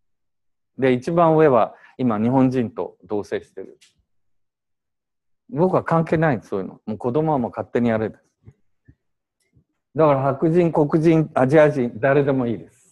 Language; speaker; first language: Japanese; native; Japanese